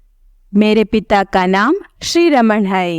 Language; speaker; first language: Hindi; non-native, local second language; Kannada